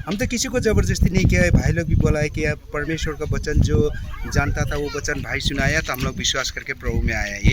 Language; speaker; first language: Hindi; non-native, local second language; Nepali